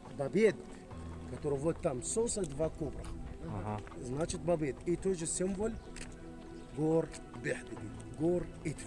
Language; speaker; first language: Russian; non-native, learner; Arabic